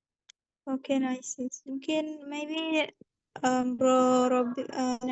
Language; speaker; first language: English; non-native, learner; Indonesian